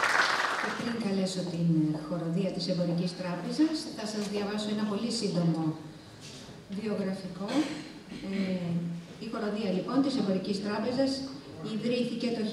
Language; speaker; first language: Greek; native; Greek